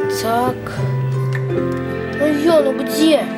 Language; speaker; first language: Russian; native; Russian